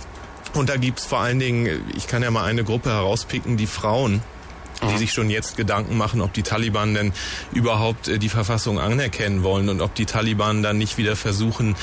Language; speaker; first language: German; native; German